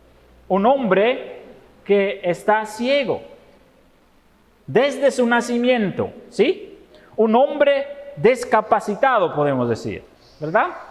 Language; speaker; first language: Spanish; non-native, fluent; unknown